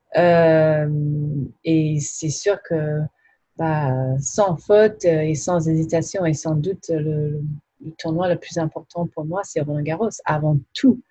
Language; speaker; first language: French; early bilingual, heritage; French